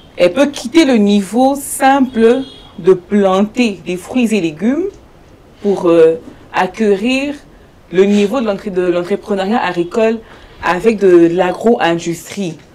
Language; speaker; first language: French; non-native, local second language; Lingala